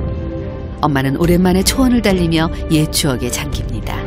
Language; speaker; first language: Korean; native; Korean